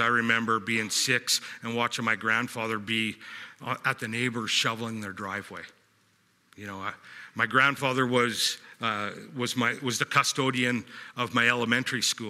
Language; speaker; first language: English; native; English